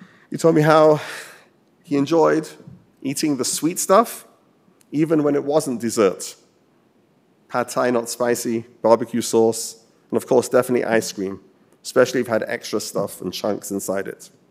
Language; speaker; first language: English; native; English